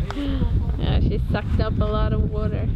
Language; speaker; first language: English; non-native, fluent; Swedish